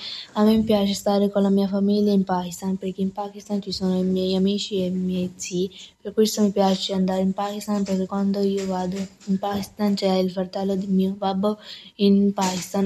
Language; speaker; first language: Italian; non-native, learner; Urdu